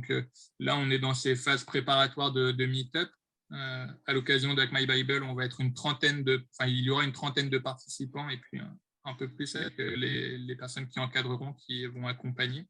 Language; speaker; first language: French; native; French